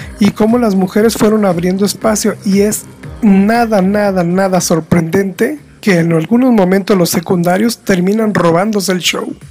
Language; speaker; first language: Spanish; native; Spanish